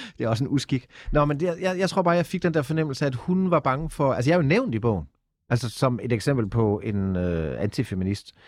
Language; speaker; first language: Danish; native; Danish